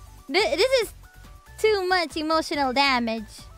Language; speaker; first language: English; non-native, fluent; Indonesian